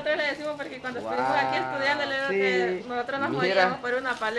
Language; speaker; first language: Spanish; native; Spanish